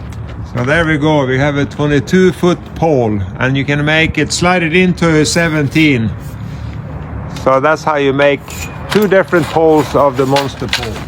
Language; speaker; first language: English; non-native, fluent; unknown